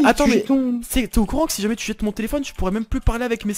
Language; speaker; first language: French; native; French